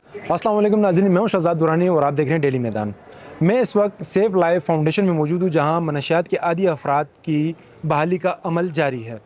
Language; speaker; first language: Urdu; native; Urdu